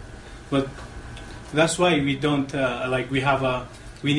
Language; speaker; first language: English; non-native, learner; Arabic